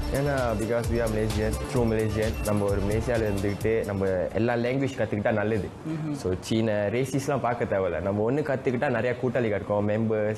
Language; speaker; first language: Tamil; non-native, local second language; Malay